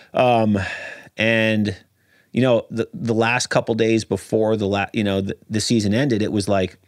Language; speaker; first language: English; native; English